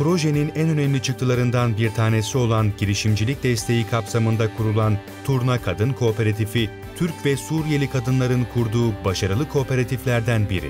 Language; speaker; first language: Turkish; native; Turkish